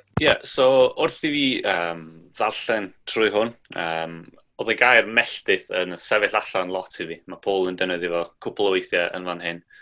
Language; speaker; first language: Welsh; native; Welsh